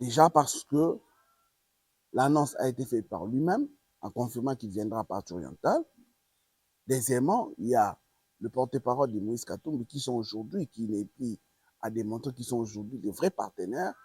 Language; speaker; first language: French; non-native, local second language; Lingala